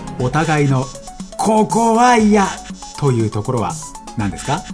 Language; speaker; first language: Japanese; native; Japanese